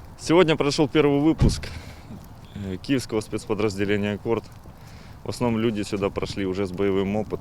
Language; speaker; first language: Russian; native; Russian